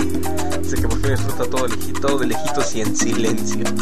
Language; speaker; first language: Spanish; native; Spanish